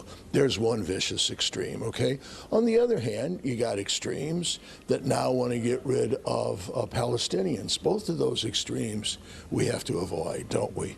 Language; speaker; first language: English; native; English